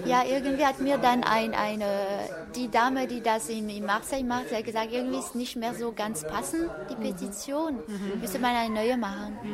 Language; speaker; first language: German; non-native, fluent; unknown